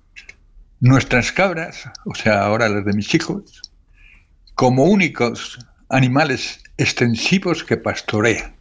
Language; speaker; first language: Spanish; native; Spanish